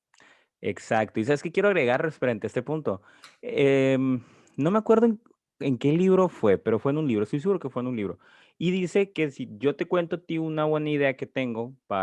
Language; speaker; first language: Spanish; native; Spanish